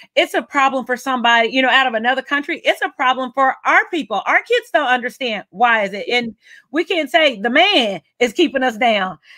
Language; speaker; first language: English; native; English